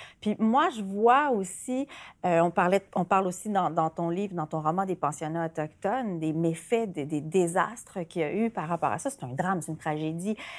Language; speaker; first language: French; native; French